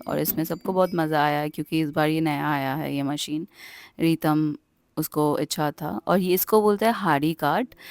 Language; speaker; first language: Hindi; non-native, local second language; Bangla